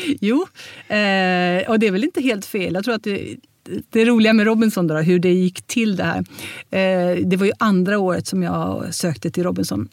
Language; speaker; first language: Swedish; early bilingual, heritage; Swedish